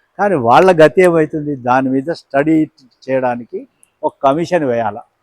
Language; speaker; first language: Telugu; non-native, local second language; Lambadi